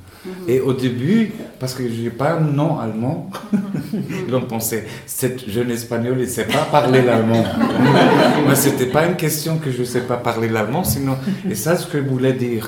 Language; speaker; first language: French; non-native, fluent; Spanish